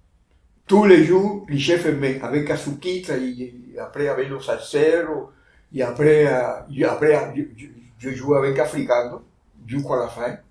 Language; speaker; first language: French; non-native, fluent; Spanish